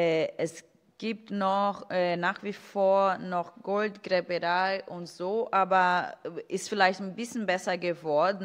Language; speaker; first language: German; non-native, fluent; Portuguese